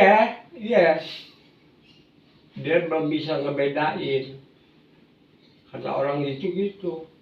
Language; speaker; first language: Indonesian; native; Indonesian